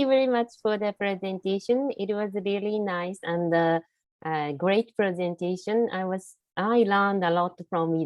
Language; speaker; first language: English; non-native, fluent; Japanese